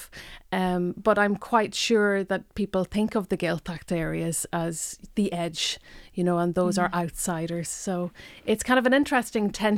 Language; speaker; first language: English; non-native, local second language; Irish